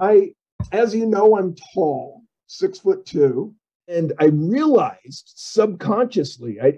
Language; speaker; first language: English; native; English